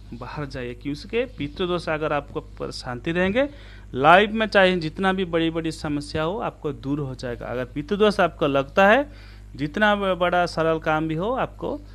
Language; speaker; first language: Hindi; non-native, local second language; Odia